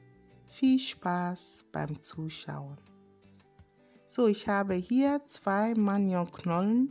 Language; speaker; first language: German; non-native, fluent; Akan